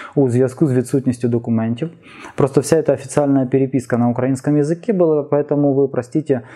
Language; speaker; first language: Ukrainian; non-native, local second language; Russian